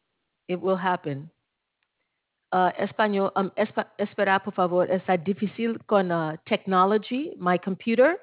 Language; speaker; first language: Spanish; non-native, learner; English